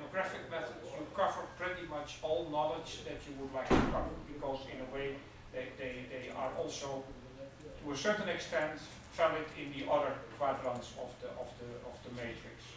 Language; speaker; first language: English; non-native, fluent; Dutch